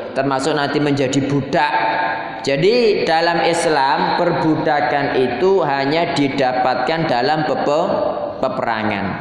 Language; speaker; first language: Indonesian; non-native, local second language; Javanese